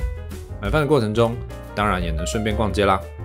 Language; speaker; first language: Chinese; native; Chinese